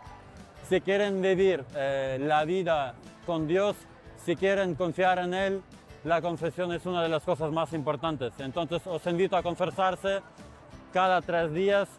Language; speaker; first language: Spanish; non-native, fluent; Ukrainian